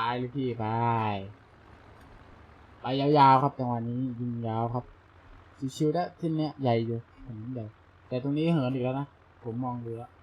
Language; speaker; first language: Thai; native; Thai